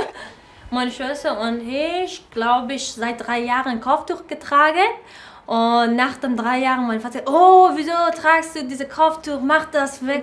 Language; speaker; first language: German; non-native, learner; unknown